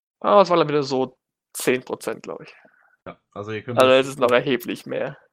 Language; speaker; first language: German; native; German